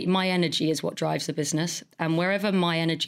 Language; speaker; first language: English; native; English